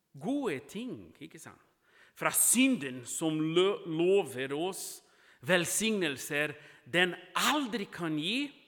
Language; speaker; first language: Norwegian; non-native, fluent; Portuguese